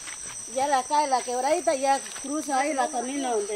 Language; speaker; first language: Spanish; native; Spanish